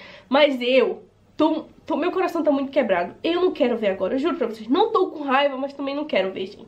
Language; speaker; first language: Portuguese; native; Portuguese